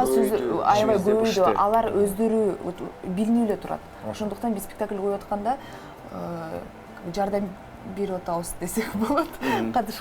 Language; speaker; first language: Kyrgyz; non-native, local second language; Russian